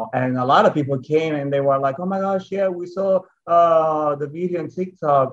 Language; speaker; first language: English; non-native, fluent; Italian